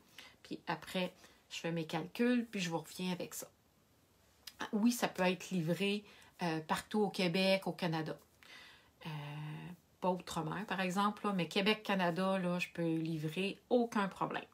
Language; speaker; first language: French; native; French